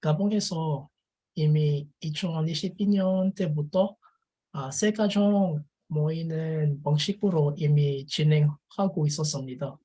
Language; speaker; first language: Korean; non-native, learner; French